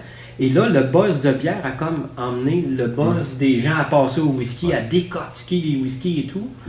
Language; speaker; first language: French; native; French